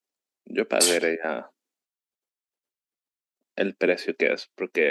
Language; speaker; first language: Spanish; early bilingual, heritage; Spanish